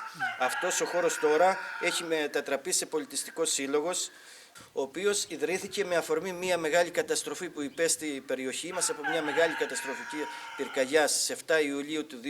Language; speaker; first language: Greek; native; Greek